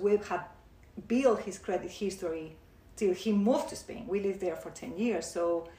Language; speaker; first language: English; non-native, fluent; Spanish